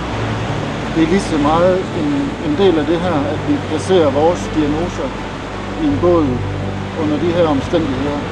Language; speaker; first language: Danish; native; Danish